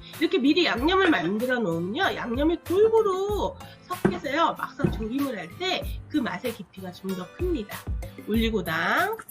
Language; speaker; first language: Korean; native; Korean